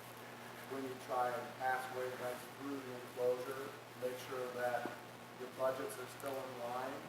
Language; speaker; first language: English; native; English